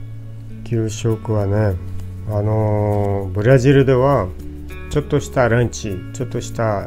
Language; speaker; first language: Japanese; non-native, fluent; Portuguese